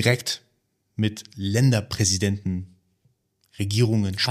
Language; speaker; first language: German; early bilingual, other home language; Persian